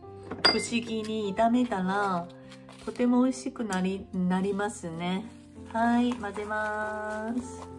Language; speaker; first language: Japanese; non-native, fluent; Chinese